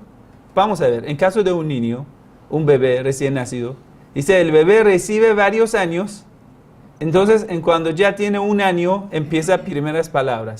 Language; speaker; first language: Spanish; non-native, fluent; Persian